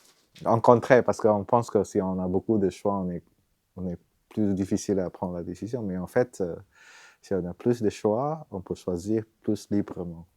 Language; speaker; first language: French; non-native, fluent; Vietnamese